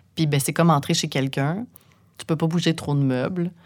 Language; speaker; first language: French; native; French